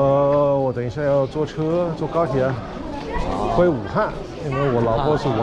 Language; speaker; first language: Chinese; non-native, fluent; English